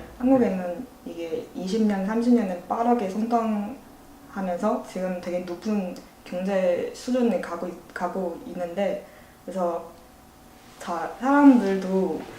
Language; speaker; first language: Korean; non-native, fluent; Chinese